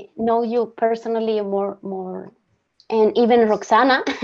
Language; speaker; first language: English; non-native, learner; Spanish